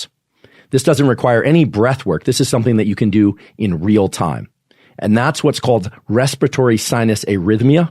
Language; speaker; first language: English; native; English